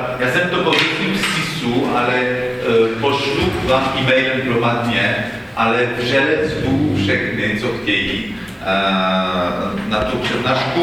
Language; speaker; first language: Czech; non-native, fluent; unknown